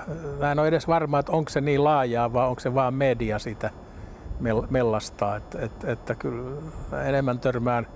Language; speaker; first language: Finnish; native; Finnish